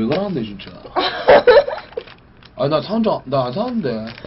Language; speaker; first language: Korean; native; Korean